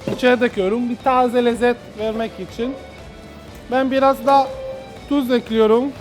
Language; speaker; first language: Turkish; non-native, learner; Italian